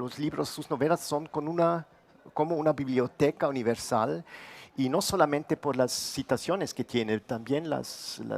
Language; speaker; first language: Spanish; non-native, fluent; German